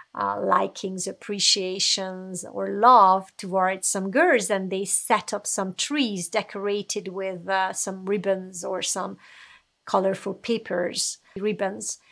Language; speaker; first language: English; non-native, fluent; Hungarian